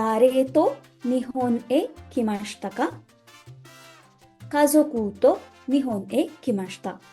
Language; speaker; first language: Japanese; non-native, fluent; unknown